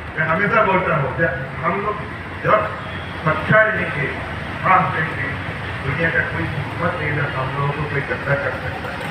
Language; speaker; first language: Hindi; non-native, local second language; Assamese